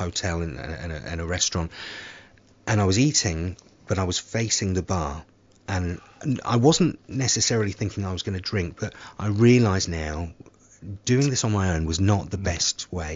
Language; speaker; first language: English; native; English